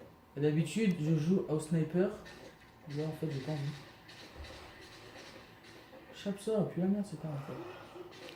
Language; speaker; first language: French; native; French